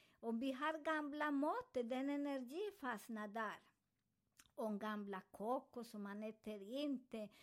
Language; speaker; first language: Swedish; non-native, fluent; Spanish